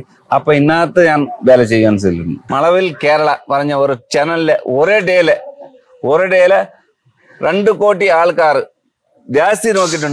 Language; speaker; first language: Malayalam; non-native, learner; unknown